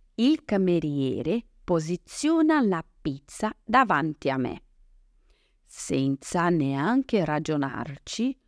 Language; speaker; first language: Italian; non-native, fluent; Portuguese